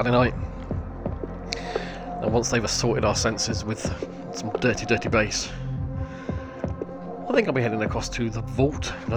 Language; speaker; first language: English; native; English